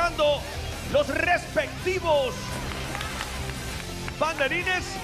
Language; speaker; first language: Spanish; native; Spanish